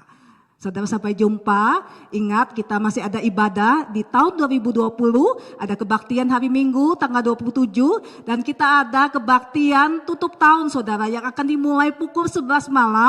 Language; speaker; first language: Malay; native; Malay